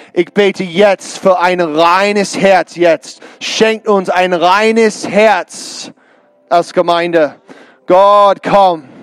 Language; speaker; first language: German; non-native, learner; English